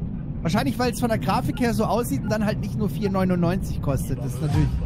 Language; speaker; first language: German; native; German